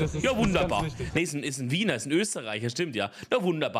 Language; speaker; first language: German; native; German